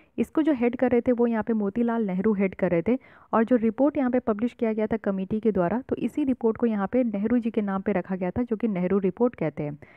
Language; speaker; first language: Hindi; native; Hindi